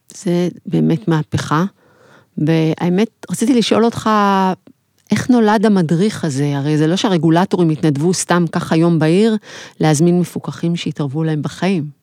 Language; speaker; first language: Hebrew; native; Hebrew